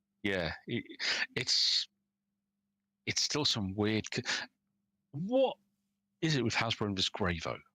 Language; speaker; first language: English; native; English